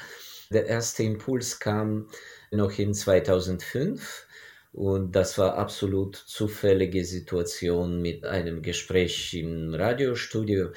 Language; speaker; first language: German; non-native, fluent; Ukrainian